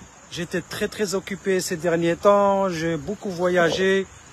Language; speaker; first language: French; non-native, local second language; Arabic